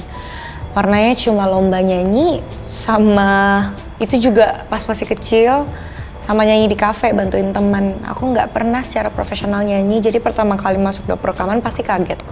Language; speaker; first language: Indonesian; native; Indonesian